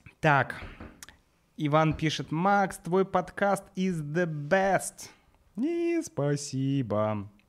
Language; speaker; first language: Russian; native; Russian